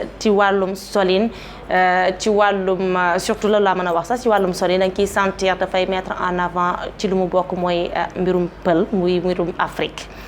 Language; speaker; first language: Wolof; non-native, local second language; Fula